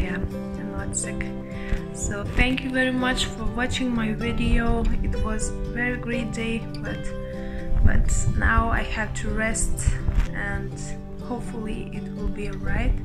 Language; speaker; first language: English; non-native, learner; Lithuanian